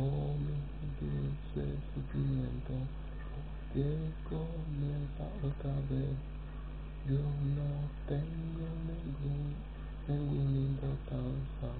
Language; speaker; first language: Spanish; non-native, learner; Romanian